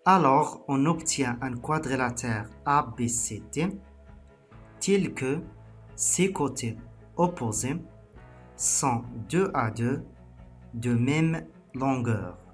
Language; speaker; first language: French; non-native, local second language; Arabic